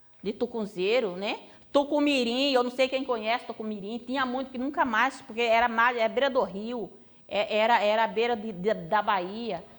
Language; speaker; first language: Portuguese; native; Portuguese